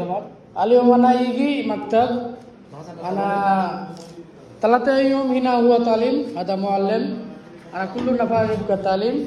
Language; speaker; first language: Arabic; non-native, learner; Bangla